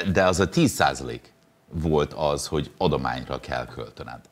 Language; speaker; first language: Hungarian; non-native, fluent; English